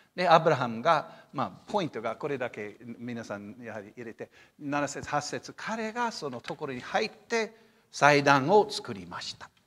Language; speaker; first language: Japanese; non-native, fluent; English